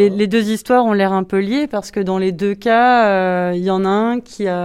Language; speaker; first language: French; native; French